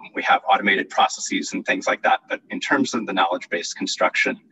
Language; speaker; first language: English; native; English